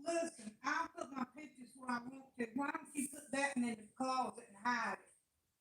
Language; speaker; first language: English; native; English